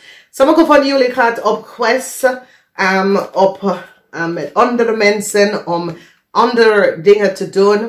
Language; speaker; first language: Dutch; non-native, fluent; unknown